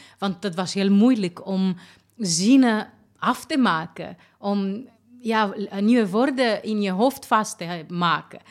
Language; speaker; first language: Dutch; non-native, fluent; Romanian